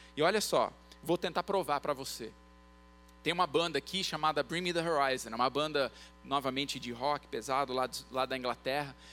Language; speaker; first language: Portuguese; early bilingual, other home language; English